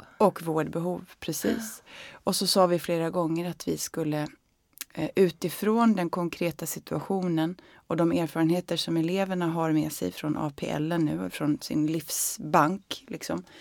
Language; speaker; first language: Swedish; native; Swedish